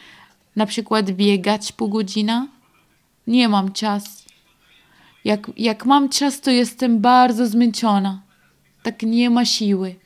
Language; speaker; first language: Polish; non-native, learner; Arabic